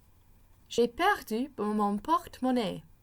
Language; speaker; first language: French; non-native, fluent; English